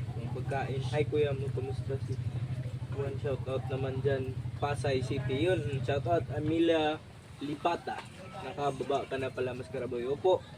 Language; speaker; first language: Filipino; non-native, local second language; Cebuano